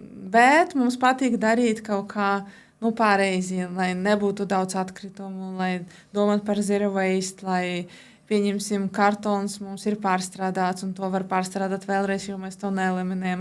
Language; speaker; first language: Latvian; non-native, local second language; Russian